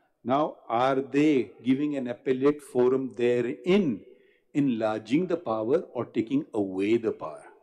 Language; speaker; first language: English; non-native, local second language; Urdu